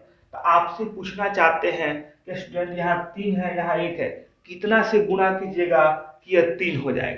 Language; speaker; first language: Hindi; native; Hindi